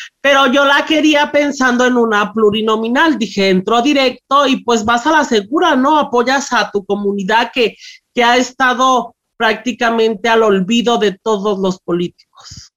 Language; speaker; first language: Spanish; native; Spanish